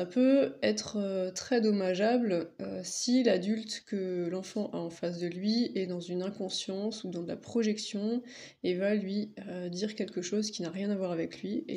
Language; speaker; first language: French; native; French